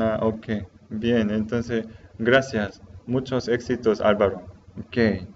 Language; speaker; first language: Spanish; non-native, learner; Korean